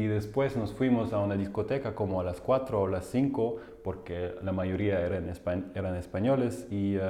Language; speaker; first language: Spanish; non-native, fluent; German